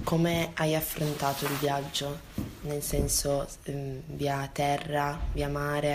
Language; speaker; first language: Italian; native; Italian